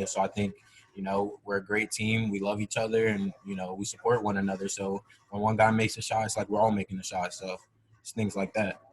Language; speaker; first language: English; native; English